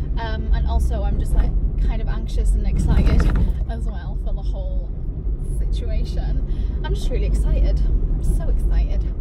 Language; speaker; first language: English; native; English